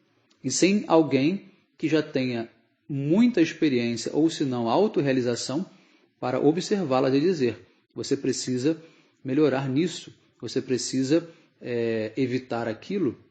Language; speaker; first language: Portuguese; native; Portuguese